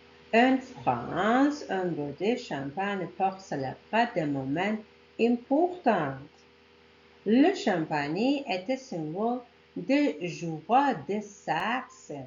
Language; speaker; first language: French; non-native, learner; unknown